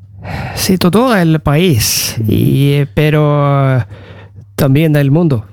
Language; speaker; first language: Spanish; non-native, learner; Norwegian